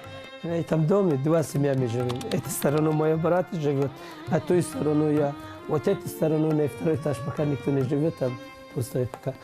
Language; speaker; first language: Russian; non-native, learner; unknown